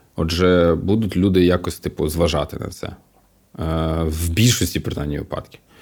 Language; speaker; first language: Ukrainian; non-native, local second language; Russian